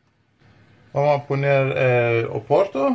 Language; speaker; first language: Spanish; non-native, learner; German